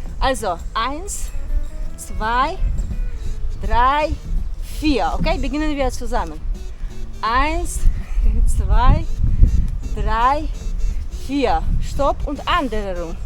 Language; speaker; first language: German; non-native, learner; Ukrainian